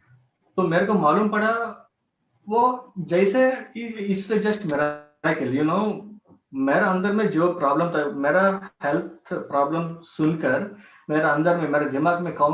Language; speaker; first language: Hindi; non-native, local second language; Telugu